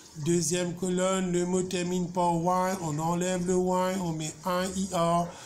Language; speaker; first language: French; non-native, local second language; Morisyen